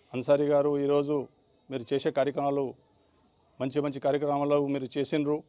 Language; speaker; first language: Telugu; native; Telugu